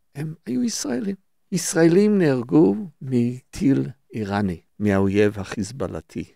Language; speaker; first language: Hebrew; early bilingual, other home language; English